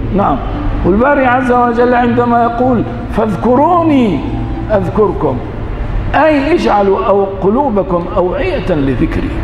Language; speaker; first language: Arabic; early bilingual, other home language; Kurdish